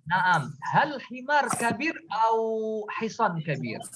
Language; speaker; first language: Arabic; non-native, fluent; Indonesian